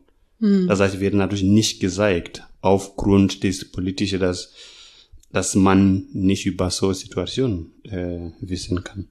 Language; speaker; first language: German; non-native, learner; Masai